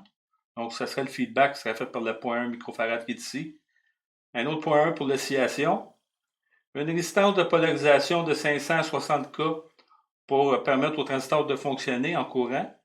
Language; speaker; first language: French; native; French